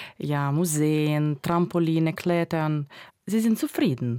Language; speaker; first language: German; non-native, fluent; Ukrainian